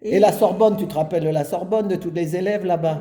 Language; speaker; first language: French; native; French